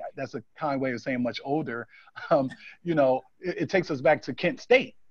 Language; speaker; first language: English; native; English